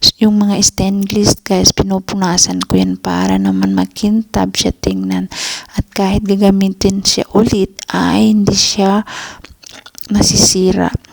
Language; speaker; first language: Filipino; native; Filipino